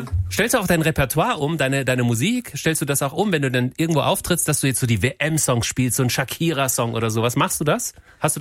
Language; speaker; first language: German; native; German